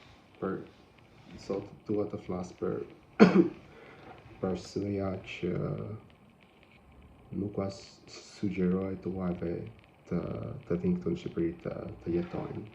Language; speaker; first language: Albanian; non-native, learner; English